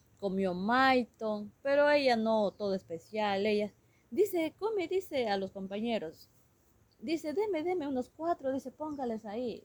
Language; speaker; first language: Spanish; non-native, local second language; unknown